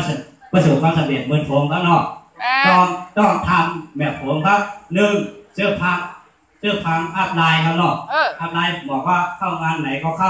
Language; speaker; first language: Thai; non-native, local second language; Shan